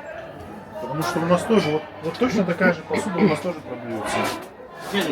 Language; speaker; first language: Russian; native; Russian